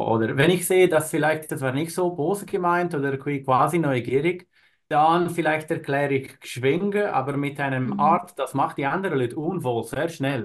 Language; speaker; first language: German; non-native, learner; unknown